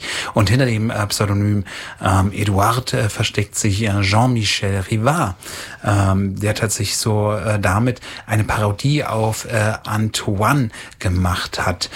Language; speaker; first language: German; native; German